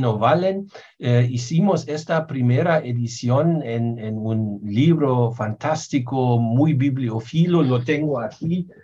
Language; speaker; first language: Spanish; non-native, fluent; German